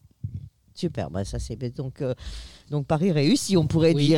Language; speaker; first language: French; native; French